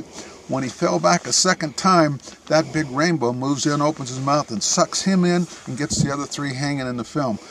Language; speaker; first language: English; native; English